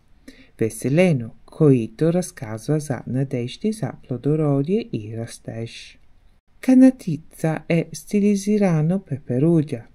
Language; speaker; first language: Bulgarian; non-native, learner; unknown